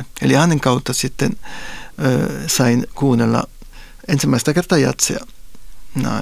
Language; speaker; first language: Finnish; non-native, fluent; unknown